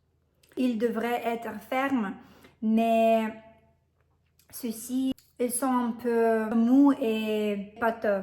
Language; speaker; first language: French; non-native, fluent; Russian